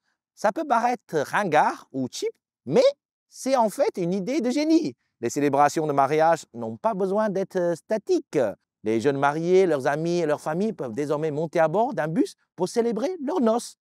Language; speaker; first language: French; native; French